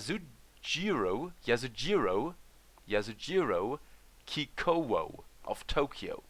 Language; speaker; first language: English; non-native, fluent; German